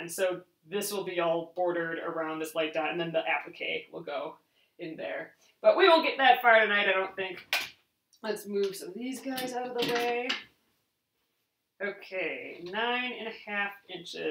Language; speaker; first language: English; native; English